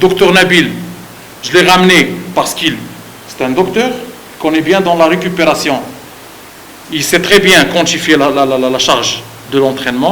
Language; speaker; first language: French; non-native, fluent; Arabic